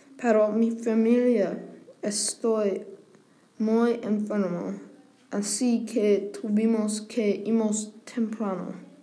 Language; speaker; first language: Spanish; non-native, learner; English